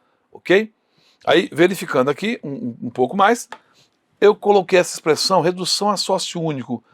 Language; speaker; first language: Portuguese; native; Portuguese